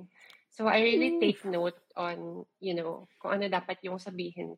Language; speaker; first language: English; non-native, local second language; Filipino